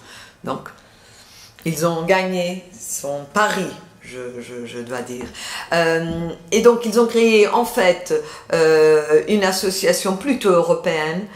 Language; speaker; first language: French; non-native, fluent; Portuguese